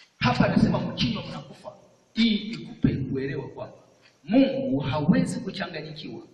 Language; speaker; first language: Swahili; non-native, local second language; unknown